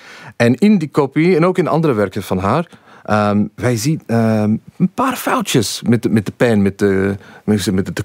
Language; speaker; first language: Dutch; non-native, fluent; English